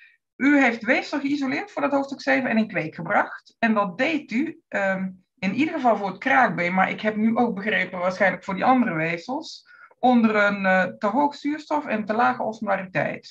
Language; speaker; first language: Dutch; native; Dutch